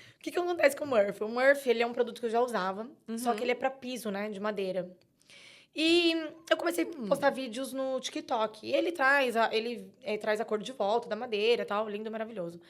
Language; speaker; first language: Portuguese; native; Portuguese